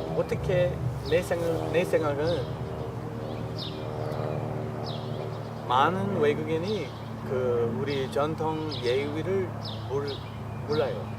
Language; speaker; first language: Korean; non-native, learner; English